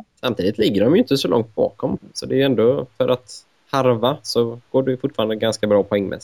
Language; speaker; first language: Swedish; native; Swedish